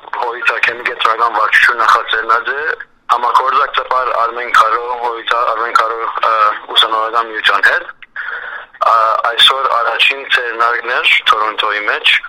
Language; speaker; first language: Armenian; early bilingual, heritage; Armenian